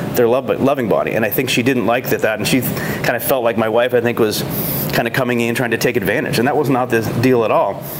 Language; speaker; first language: English; native; English